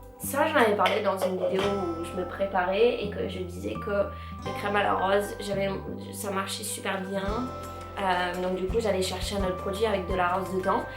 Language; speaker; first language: French; non-native, fluent; English